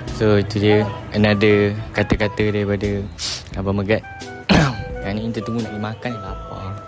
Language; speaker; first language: Malay; native; Malay